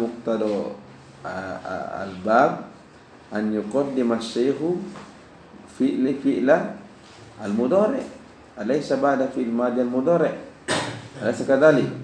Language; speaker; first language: Arabic; non-native, fluent; Indonesian